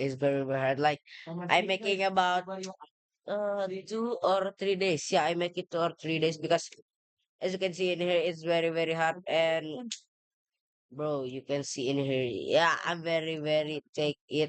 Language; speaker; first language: English; non-native, learner; Indonesian